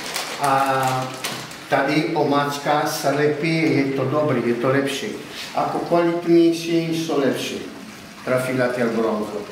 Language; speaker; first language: Czech; non-native, learner; Italian